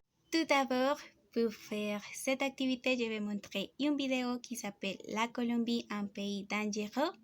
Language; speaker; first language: French; non-native, fluent; Spanish